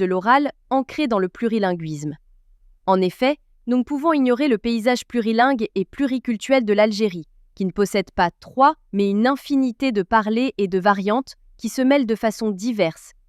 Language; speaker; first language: French; non-native, local second language; Arabic